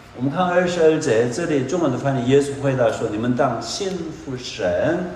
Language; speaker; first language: Chinese; non-native, fluent; Korean